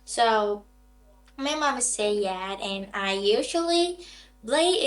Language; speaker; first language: English; non-native, learner; Vietnamese